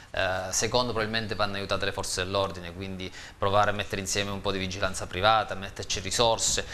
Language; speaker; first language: Italian; native; Italian